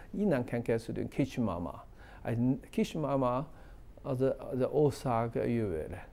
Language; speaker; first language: Hungarian; non-native, learner; Chinese